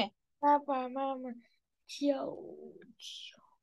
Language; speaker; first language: Chinese; non-native, learner; Vietnamese